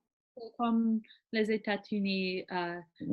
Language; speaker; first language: French; non-native, learner; English